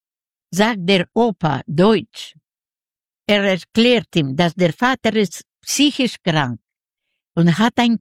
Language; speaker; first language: German; non-native, fluent; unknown